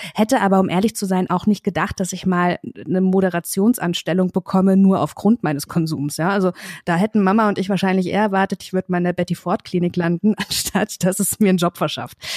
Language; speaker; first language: German; native; German